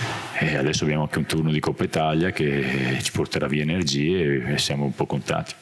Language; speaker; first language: Italian; native; Italian